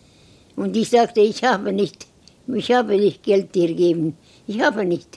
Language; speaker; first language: German; non-native, learner; Estonian